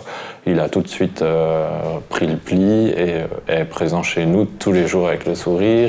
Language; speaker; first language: French; native; French